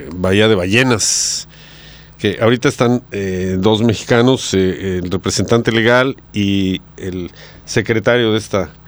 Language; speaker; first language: Spanish; native; Spanish